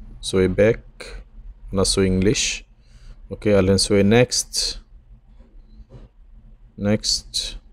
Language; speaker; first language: Arabic; non-native, learner; Bangla